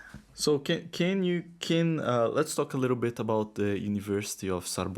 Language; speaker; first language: English; non-native, fluent; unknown